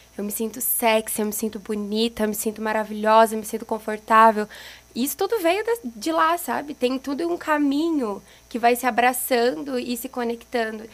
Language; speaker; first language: Portuguese; native; Portuguese